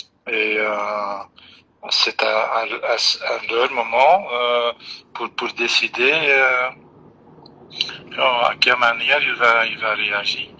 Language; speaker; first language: French; non-native, local second language; Dutch